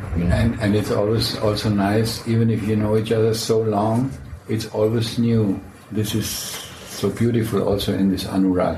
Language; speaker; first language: English; non-native, fluent; German